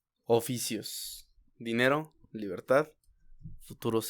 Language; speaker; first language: Spanish; native; Spanish